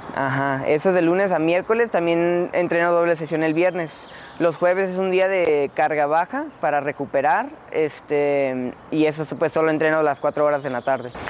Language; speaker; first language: Spanish; early bilingual, heritage; Spanish